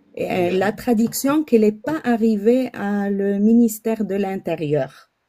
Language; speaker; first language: French; non-native, local second language; Arabic